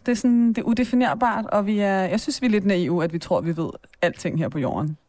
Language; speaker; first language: Danish; early bilingual, other home language; Persian